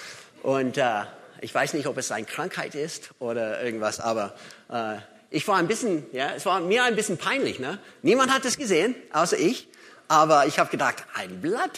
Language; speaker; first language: German; non-native, fluent; English